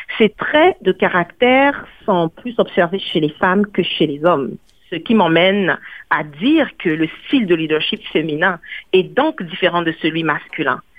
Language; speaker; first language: French; non-native, local second language; Kongo